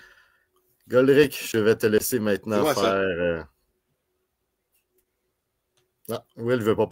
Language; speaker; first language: French; native; French